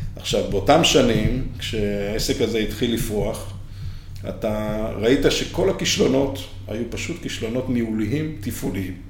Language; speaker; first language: Hebrew; native; Hebrew